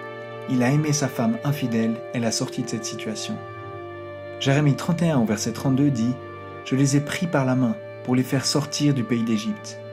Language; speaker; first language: French; native; French